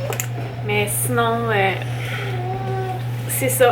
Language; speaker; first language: French; native; French